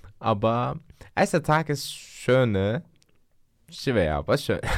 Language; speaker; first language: German; non-native, learner; Turkish